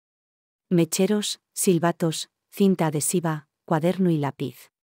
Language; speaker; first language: Spanish; native; Spanish